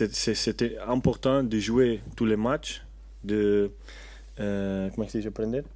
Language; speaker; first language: French; non-native, learner; Portuguese